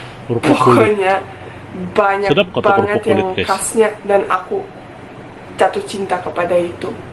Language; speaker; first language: Indonesian; non-native, fluent; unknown